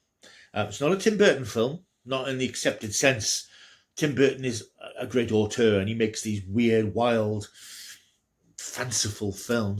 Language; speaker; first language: English; native; English